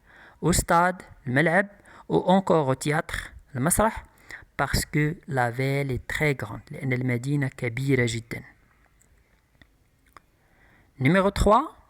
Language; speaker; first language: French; non-native, local second language; Arabic